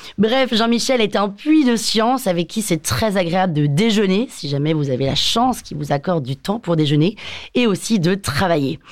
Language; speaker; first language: French; native; French